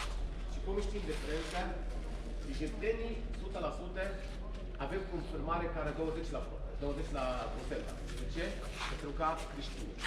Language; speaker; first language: Romanian; non-native, learner; Arabic